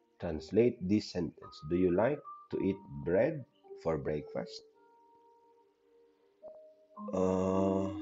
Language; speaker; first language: English; non-native, learner; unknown